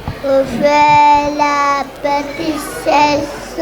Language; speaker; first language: French; non-native, learner; Wolof